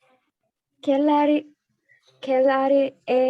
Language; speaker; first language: French; non-native, learner; Sinhala